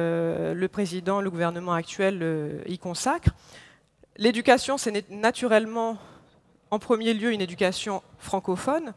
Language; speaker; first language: French; non-native, local second language; Haitian Creole